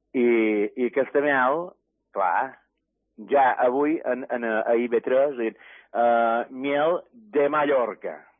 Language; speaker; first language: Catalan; native; Catalan